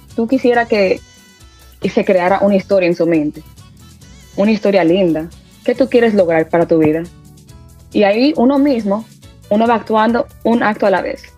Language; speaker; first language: Spanish; early bilingual, heritage; Spanish